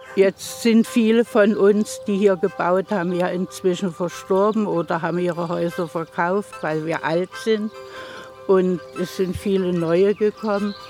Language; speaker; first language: German; native; German